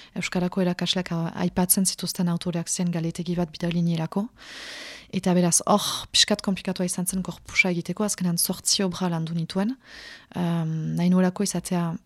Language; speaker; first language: Basque; native; Basque